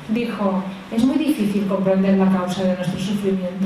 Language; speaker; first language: Spanish; native; Spanish